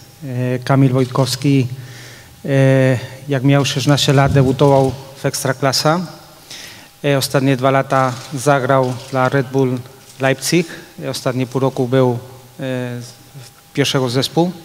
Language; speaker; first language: Polish; non-native, fluent; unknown